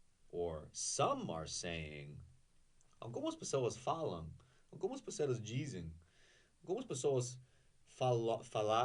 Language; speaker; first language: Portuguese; non-native, fluent; English